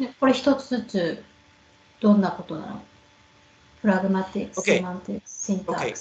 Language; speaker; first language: Japanese; native; Japanese